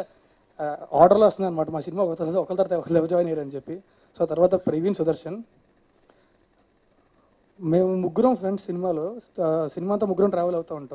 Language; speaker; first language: Telugu; native; Telugu